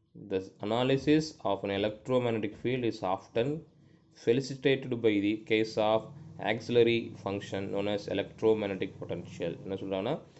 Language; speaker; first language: English; non-native, local second language; Tamil